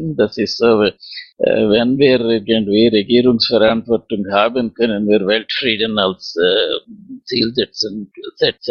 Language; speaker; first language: German; non-native, fluent; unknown